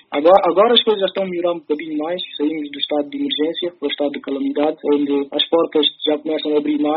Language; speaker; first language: Portuguese; early bilingual, other home language; Upper Guinea Crioulo